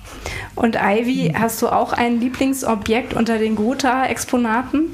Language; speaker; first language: German; native; German